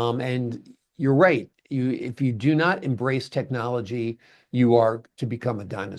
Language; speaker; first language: English; native; English